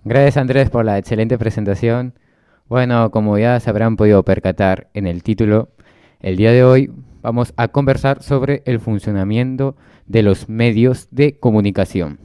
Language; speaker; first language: Spanish; native; Spanish